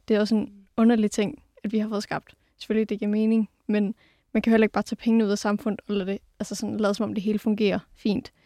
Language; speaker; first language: Danish; native; Danish